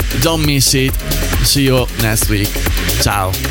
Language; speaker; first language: English; non-native, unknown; Italian